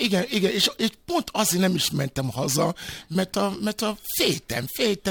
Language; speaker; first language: Hungarian; non-native, fluent; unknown